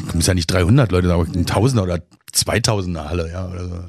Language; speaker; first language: German; native; German